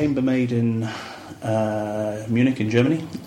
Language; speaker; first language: English; native; English